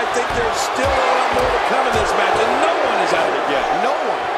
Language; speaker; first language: English; native; English